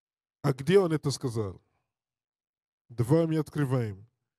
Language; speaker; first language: Russian; non-native, learner; English